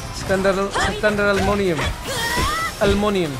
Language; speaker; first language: English; non-native, learner; Chinese